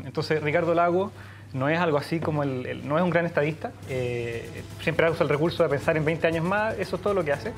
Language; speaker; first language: Spanish; native; Spanish